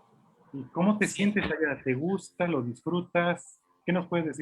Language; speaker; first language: Spanish; native; Spanish